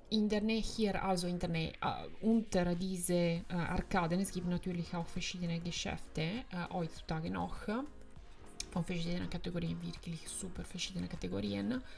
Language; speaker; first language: German; non-native, fluent; Italian